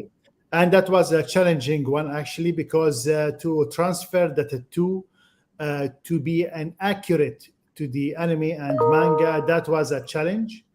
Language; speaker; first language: English; non-native, fluent; Arabic